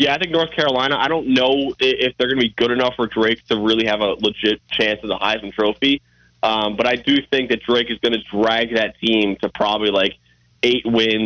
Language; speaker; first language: English; native; English